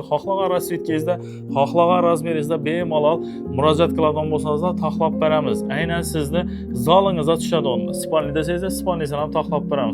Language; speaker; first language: Uzbek; native; Uzbek